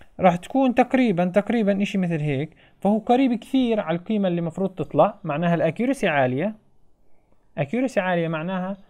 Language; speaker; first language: Arabic; native; Arabic